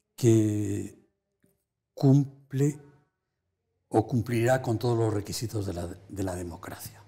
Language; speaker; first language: Spanish; native; Spanish